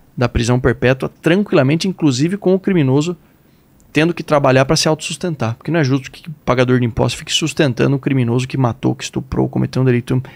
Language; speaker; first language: Portuguese; native; Portuguese